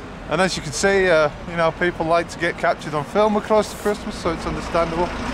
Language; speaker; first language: English; native; English